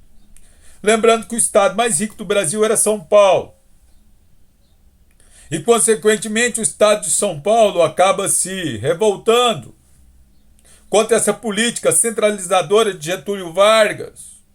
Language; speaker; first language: Portuguese; native; Portuguese